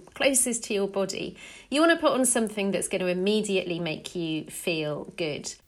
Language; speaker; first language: English; native; English